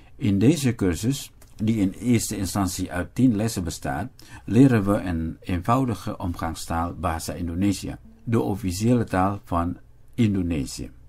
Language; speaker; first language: Dutch; non-native, fluent; Indonesian